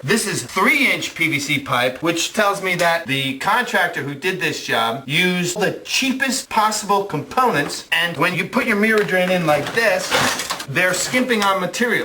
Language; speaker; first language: English; native; English